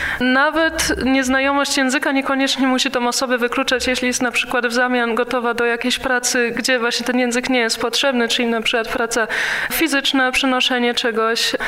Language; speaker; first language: Polish; early bilingual, heritage; Polish